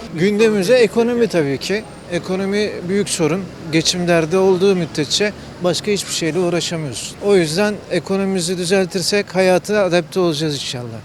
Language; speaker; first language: Turkish; native; Turkish